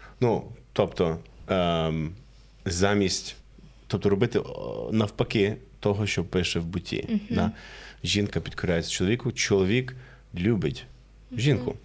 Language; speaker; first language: Ukrainian; non-native, fluent; English